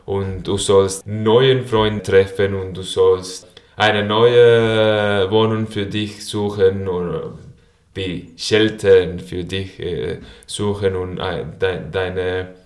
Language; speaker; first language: German; non-native, learner; Spanish